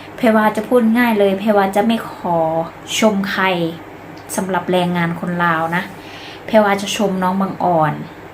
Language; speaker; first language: Thai; native; Thai